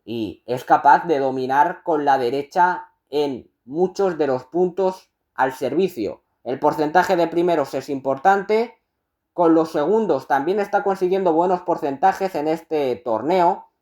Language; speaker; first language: Spanish; native; Spanish